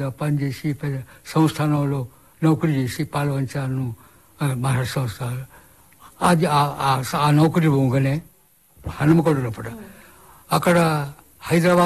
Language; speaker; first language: Telugu; non-native, local second language; Marathi